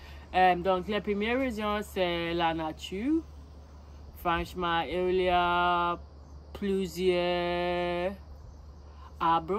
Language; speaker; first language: French; non-native, learner; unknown